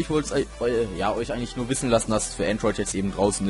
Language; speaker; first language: German; native; German